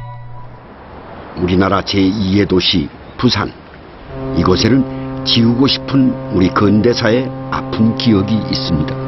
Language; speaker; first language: Korean; native; Korean